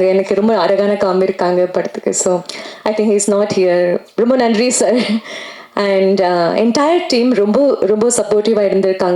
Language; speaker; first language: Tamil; non-native, fluent; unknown